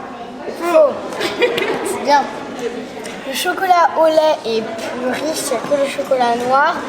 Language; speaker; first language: French; native; French